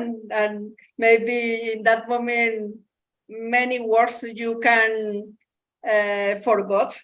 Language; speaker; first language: English; non-native, learner; Spanish